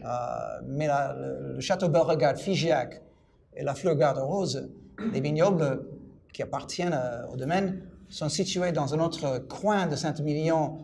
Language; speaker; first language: French; non-native, fluent; English